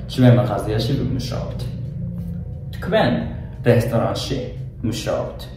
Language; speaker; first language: Georgian; non-native, fluent; Japanese